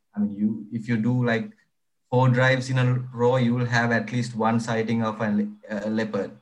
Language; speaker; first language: English; non-native, local second language; Sinhala